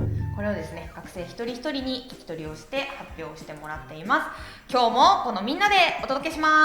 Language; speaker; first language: Japanese; native; Japanese